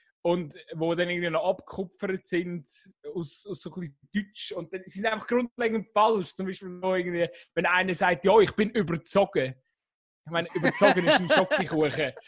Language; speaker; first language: German; native; German